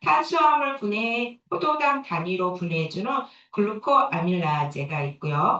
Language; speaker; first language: Korean; native; Korean